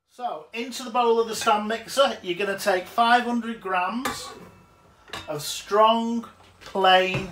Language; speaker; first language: English; native; English